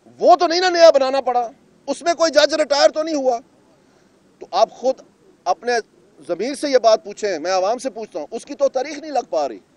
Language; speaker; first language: Urdu; non-native, local second language; Punjabi